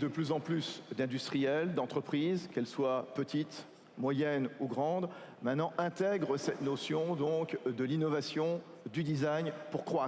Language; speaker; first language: French; native; French